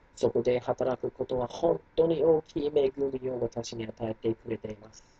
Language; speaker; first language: Japanese; non-native, fluent; English